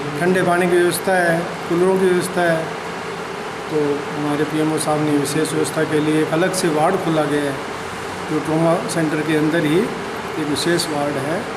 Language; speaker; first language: Hindi; native; Hindi